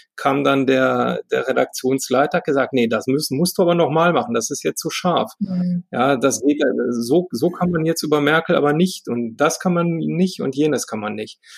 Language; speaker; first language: German; early bilingual, heritage; Romanian